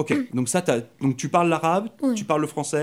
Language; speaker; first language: French; native; French